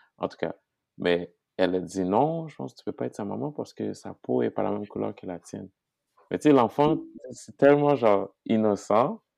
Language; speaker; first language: French; non-native, local second language; Haitian Creole